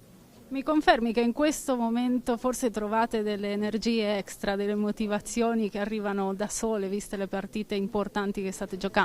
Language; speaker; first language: Italian; native; Italian